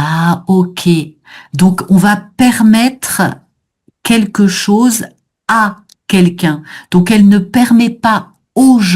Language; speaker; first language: French; native; French